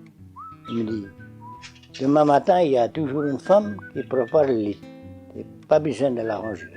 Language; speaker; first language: French; non-native, learner; Portuguese